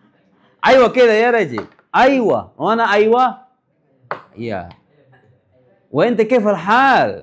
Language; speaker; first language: Arabic; non-native, fluent; Indonesian